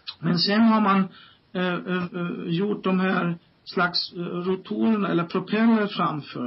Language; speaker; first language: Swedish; non-native, fluent; German